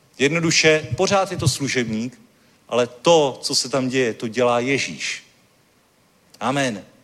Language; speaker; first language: Czech; native; Czech